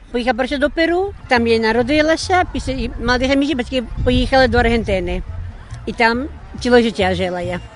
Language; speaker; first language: Ukrainian; early bilingual, heritage; Ukrainian